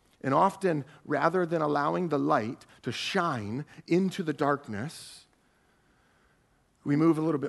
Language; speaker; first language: English; native; English